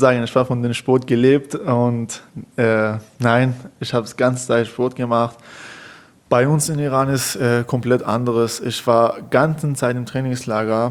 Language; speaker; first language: German; non-native, learner; Persian